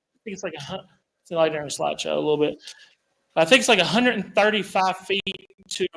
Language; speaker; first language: English; native; English